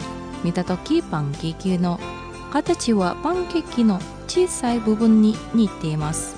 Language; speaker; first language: Japanese; non-native, fluent; Indonesian